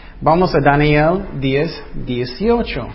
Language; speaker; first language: Spanish; non-native, fluent; English